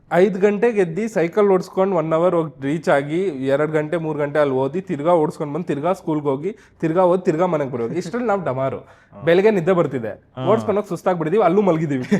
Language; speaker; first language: Kannada; non-native, local second language; Marwari